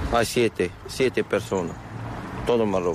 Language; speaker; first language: Spanish; non-native, learner; Arabic